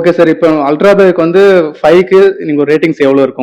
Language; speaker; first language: Tamil; native; Tamil